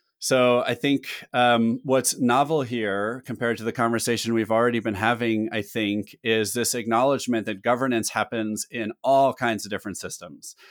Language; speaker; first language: English; native; English